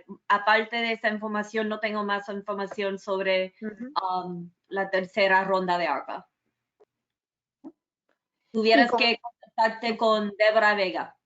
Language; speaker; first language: Spanish; early bilingual, other home language; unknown